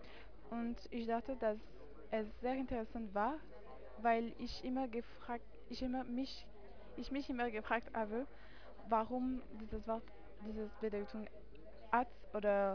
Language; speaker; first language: German; non-native, learner; French